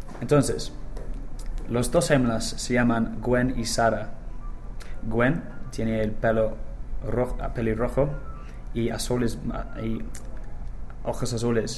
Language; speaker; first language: Spanish; non-native, learner; English